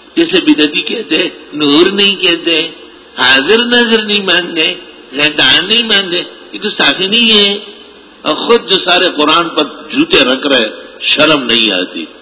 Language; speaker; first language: Urdu; non-native, local second language; Pashto